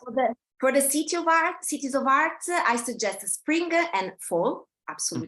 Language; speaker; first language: English; non-native, fluent; Italian